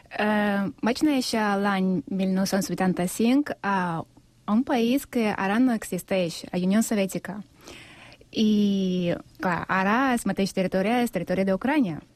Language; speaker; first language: Catalan; non-native, fluent; Russian